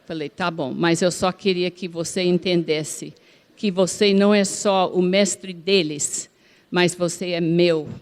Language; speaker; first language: Portuguese; non-native, fluent; English